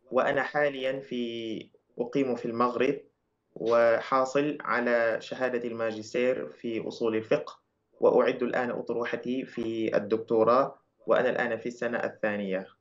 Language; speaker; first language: Arabic; non-native, fluent; Wolof